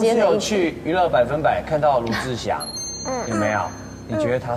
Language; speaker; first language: Chinese; native; Chinese